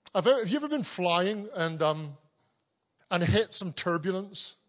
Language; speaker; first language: English; native; English